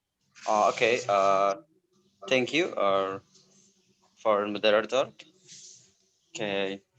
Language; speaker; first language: English; non-native, learner; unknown